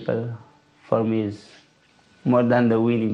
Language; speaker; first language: English; non-native, learner; Tigrinya